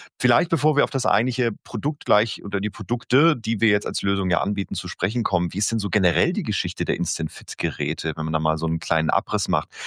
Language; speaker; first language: German; native; German